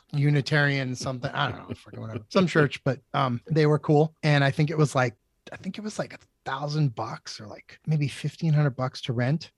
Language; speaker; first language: English; native; English